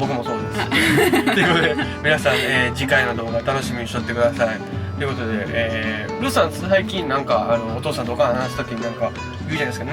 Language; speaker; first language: Japanese; native; Japanese